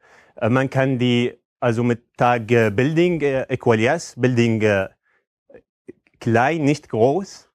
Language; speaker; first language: German; non-native, fluent; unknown